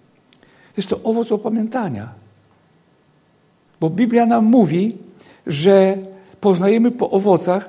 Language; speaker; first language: Polish; native; Polish